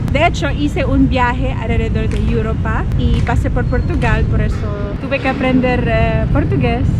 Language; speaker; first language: Spanish; non-native, fluent; Chavacano